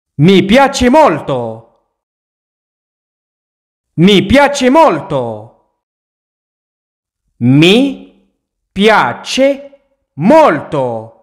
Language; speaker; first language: Italian; non-native, fluent; Arabic